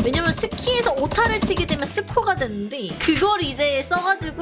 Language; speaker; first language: Korean; native; Korean